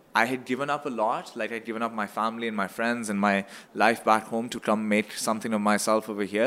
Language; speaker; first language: English; non-native, local second language; Urdu